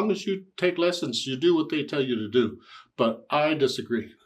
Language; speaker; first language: English; native; English